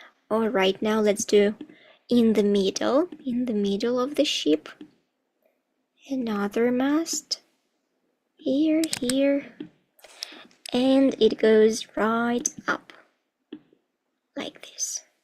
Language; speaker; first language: English; non-native, fluent; Ukrainian